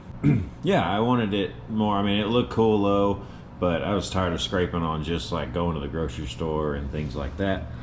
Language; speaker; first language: English; native; English